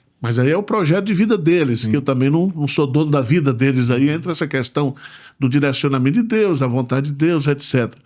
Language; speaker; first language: Portuguese; native; Portuguese